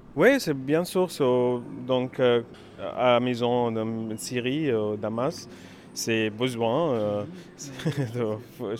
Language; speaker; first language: French; non-native, learner; Arabic